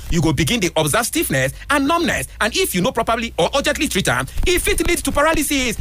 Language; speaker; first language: Nigerian Pidgin; native; Nigerian Pidgin